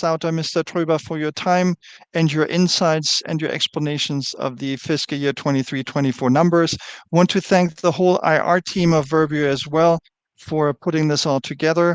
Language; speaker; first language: English; non-native, fluent; German